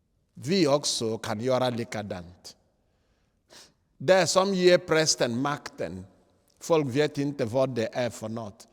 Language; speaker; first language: Swedish; non-native, fluent; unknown